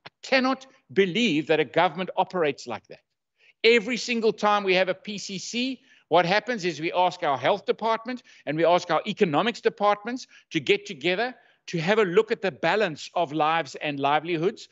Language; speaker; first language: English; native; English